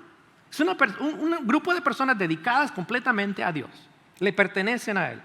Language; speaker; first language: Spanish; native; Spanish